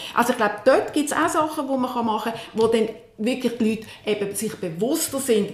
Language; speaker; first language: German; native; German